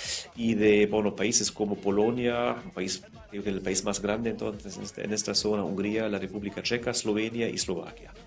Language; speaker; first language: Spanish; non-native, fluent; German